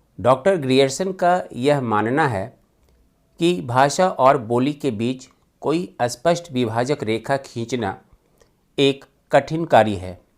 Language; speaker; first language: Hindi; native; Hindi